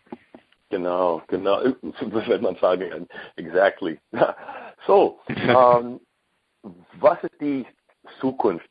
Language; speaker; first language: German; non-native, learner; English